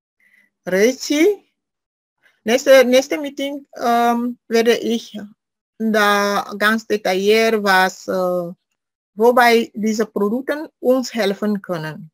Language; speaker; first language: German; non-native, fluent; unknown